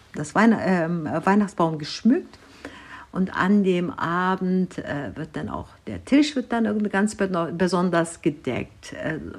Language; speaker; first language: German; non-native, fluent; Turkish